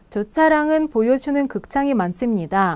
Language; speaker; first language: Korean; non-native, fluent; Russian